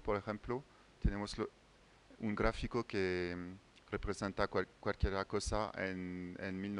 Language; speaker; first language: Spanish; non-native, fluent; French